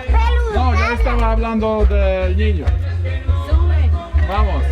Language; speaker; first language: Spanish; non-native, learner; Polish